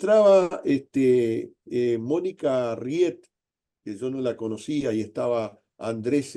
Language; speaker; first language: Spanish; native; Spanish